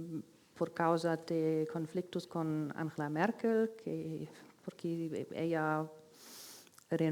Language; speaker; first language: Spanish; non-native, fluent; German